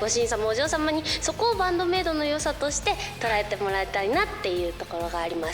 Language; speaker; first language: Japanese; native; Japanese